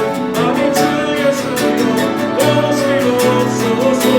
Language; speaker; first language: Korean; native; Korean